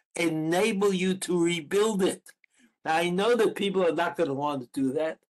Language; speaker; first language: English; native; English